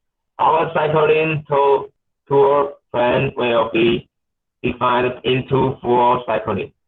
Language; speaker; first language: English; non-native, learner; Chinese